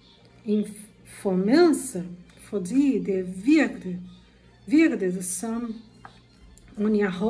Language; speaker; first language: Danish; non-native, learner; Portuguese